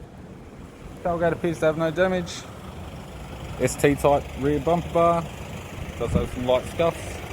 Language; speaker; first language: English; native; English